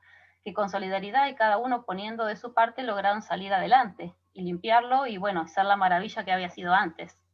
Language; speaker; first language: Spanish; native; Spanish